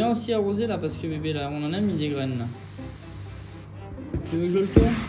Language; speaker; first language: French; native; French